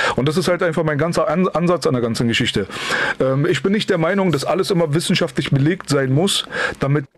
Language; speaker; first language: German; early bilingual, other home language; Persian